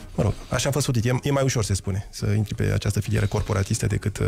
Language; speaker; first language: French; non-native, fluent; Romanian